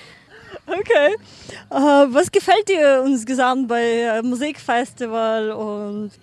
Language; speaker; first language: German; non-native, learner; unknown